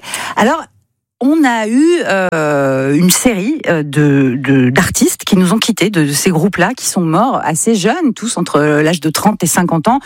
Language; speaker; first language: French; native; French